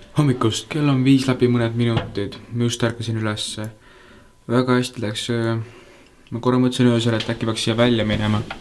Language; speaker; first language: Estonian; early bilingual, heritage; Estonian